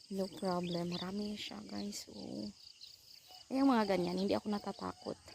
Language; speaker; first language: Filipino; non-native, local second language; Cebuano